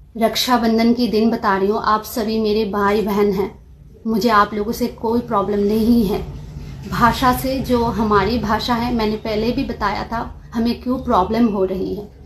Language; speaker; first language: Hindi; non-native, local second language; Kok Borok